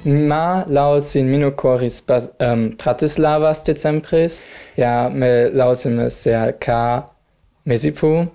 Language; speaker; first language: Estonian; non-native, learner; German